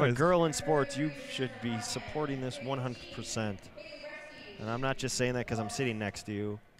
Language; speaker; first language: English; native; English